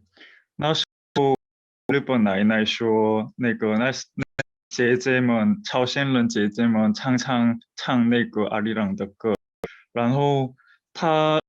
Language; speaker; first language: Chinese; non-native, fluent; Korean